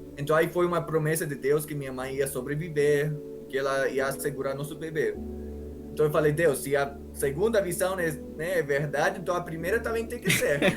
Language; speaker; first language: Portuguese; non-native, fluent; English